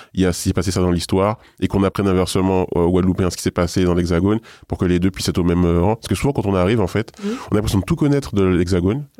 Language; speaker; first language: French; native; French